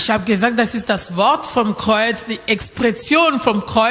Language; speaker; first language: German; non-native, learner; French